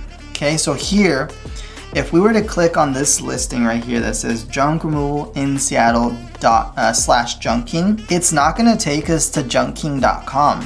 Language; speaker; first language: English; native; English